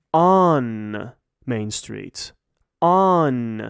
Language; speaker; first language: English; non-native, fluent; Persian